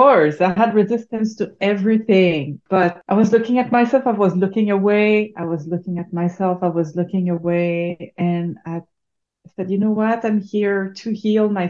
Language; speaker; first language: English; non-native, fluent; French